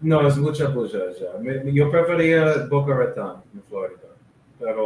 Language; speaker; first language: Spanish; non-native, learner; English